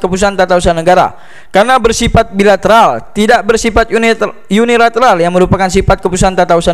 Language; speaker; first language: Indonesian; native; Indonesian